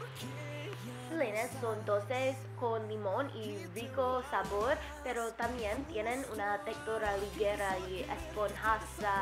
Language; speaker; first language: Spanish; non-native, learner; English